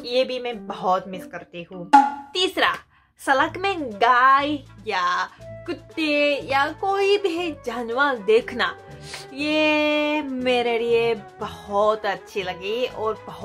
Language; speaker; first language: Hindi; non-native, fluent; Japanese